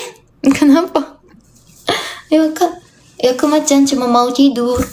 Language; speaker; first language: Indonesian; non-native, learner; Japanese